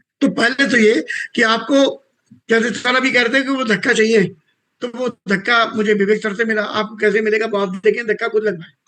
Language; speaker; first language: Hindi; native; Hindi